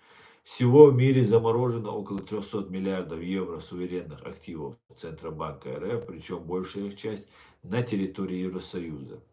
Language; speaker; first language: Russian; non-native, local second language; Chechen